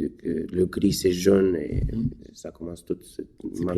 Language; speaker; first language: French; non-native, fluent; Romanian